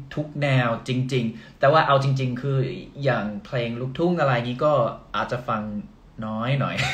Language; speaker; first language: Thai; early bilingual, heritage; Thai